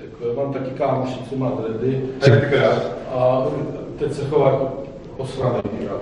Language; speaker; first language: Czech; non-native, fluent; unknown